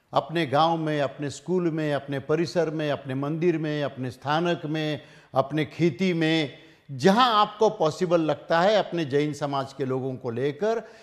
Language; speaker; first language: Hindi; non-native, local second language; Marathi